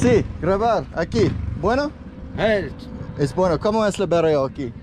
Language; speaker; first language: Spanish; non-native, learner; English